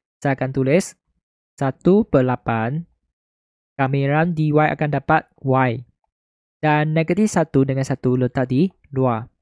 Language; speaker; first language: Malay; non-native, local second language; Chinese